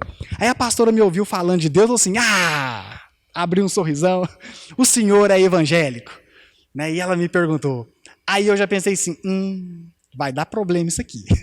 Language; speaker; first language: Portuguese; native; Portuguese